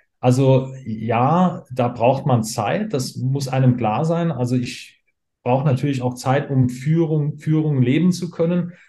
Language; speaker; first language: German; native; German